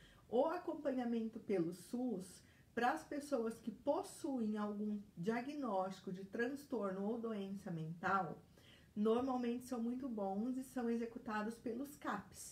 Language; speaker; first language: Portuguese; native; Portuguese